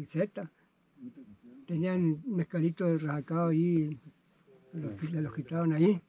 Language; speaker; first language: Spanish; native; Spanish